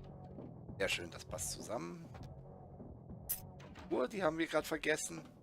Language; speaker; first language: German; native; German